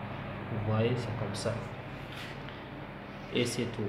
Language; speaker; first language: French; non-native, local second language; Fula